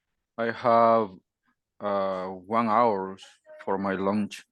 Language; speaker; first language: English; non-native, learner; Spanish